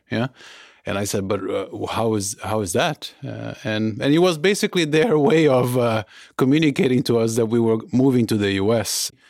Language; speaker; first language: English; early bilingual, other home language; Portuguese